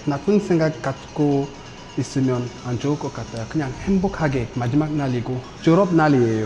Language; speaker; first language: Korean; non-native, learner; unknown